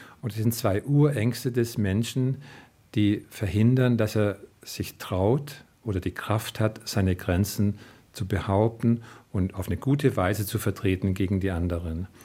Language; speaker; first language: German; native; German